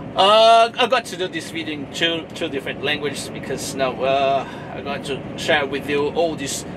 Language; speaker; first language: English; non-native, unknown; Portuguese